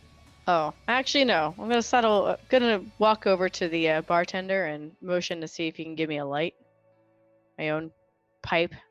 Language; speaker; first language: English; native; English